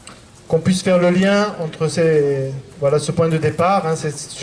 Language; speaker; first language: French; native; French